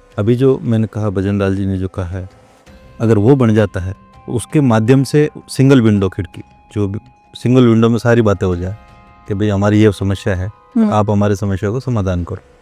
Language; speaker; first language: Hindi; non-native, local second language; Marwari